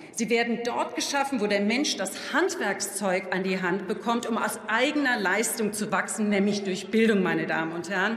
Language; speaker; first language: German; native; German